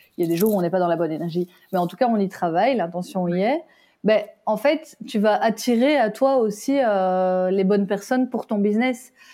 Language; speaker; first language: French; native; French